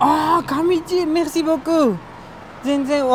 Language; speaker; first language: French; non-native, learner; Japanese